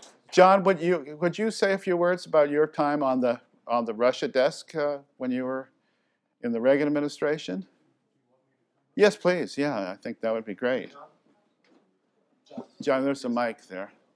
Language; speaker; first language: English; native; English